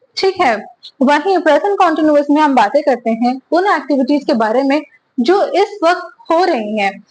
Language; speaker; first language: Hindi; native; Hindi